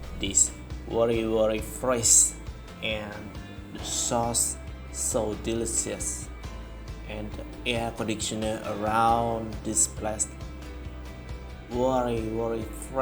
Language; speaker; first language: English; non-native, learner; Khmer